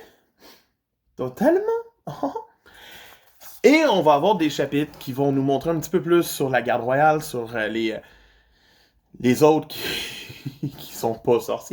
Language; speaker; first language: French; native; French